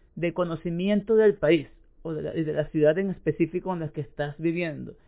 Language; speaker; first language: Spanish; native; Spanish